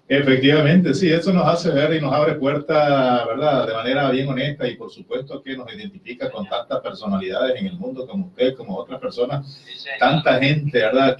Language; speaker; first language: Spanish; native; Spanish